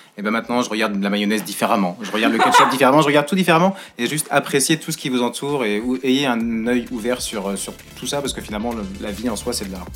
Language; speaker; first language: French; native; French